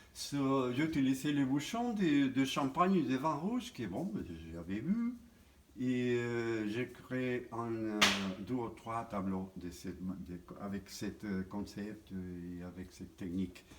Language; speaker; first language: French; non-native, fluent; Spanish